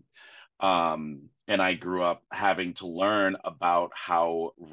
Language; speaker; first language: English; native; English